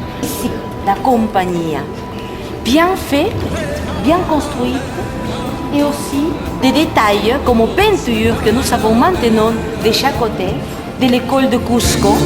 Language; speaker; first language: French; non-native, fluent; Spanish